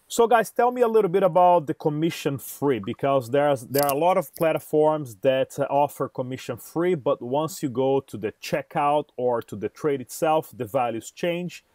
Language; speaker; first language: English; non-native, fluent; Portuguese